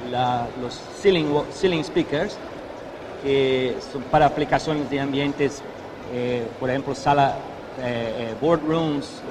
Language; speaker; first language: Spanish; non-native, fluent; Portuguese